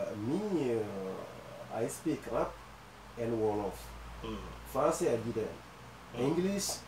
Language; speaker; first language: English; non-native, learner; Wolof